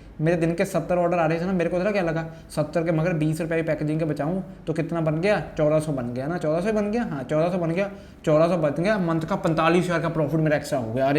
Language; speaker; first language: Hindi; native; Hindi